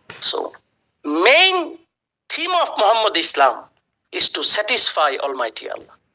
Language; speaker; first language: English; non-native, local second language; Bangla